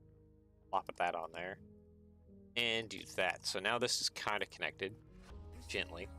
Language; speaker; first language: English; native; English